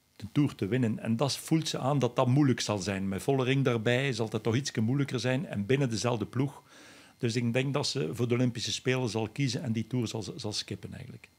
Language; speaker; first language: Dutch; native; Dutch